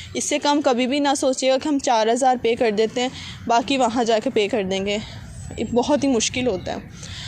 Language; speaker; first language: Urdu; non-native, local second language; Punjabi